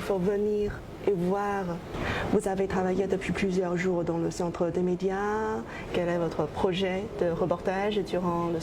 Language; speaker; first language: French; non-native, fluent; Chinese